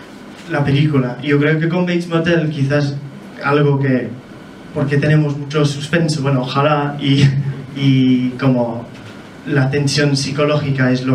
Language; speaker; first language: Spanish; non-native, fluent; English